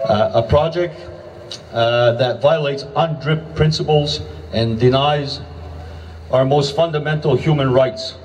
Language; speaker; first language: English; native; English